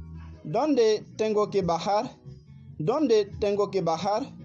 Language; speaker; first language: Spanish; non-native, learner; Haitian Creole